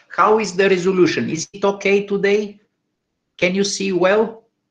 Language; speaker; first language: English; non-native, fluent; Bulgarian